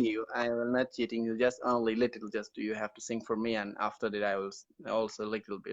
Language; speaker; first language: English; non-native, learner; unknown